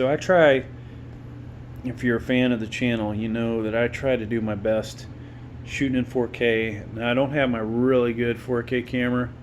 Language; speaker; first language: English; native; English